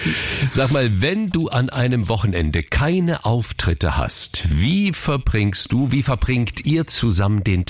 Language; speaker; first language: German; native; German